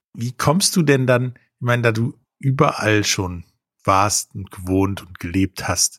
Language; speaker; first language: German; native; German